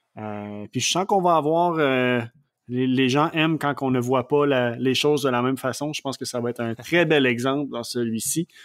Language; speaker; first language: French; native; French